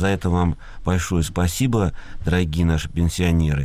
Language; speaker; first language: Russian; native; Russian